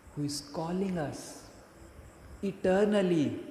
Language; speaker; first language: English; non-native, local second language; Hindi